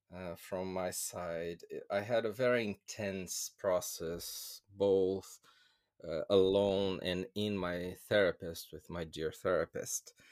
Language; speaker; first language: English; non-native, fluent; Portuguese